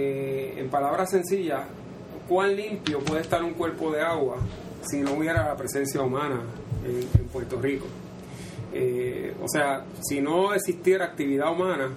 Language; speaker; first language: Spanish; native; Spanish